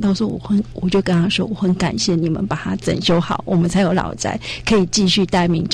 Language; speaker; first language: Chinese; native; Chinese